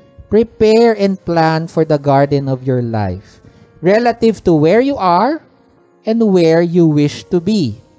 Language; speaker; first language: English; non-native, local second language; Filipino